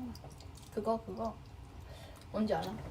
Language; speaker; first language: Korean; non-native, fluent; Chinese